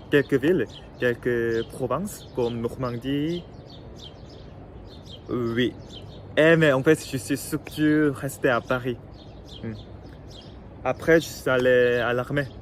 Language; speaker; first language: French; non-native, fluent; Korean